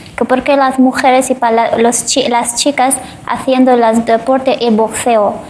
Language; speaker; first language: Spanish; non-native, fluent; Persian